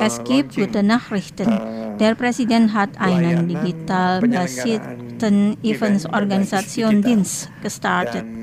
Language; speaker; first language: German; non-native, fluent; Indonesian